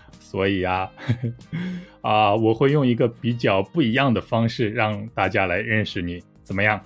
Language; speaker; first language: Chinese; native; Chinese